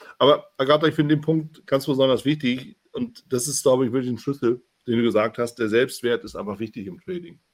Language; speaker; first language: German; native; German